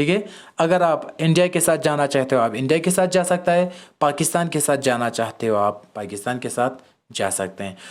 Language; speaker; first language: Hindi; non-native, local second language; Kashmiri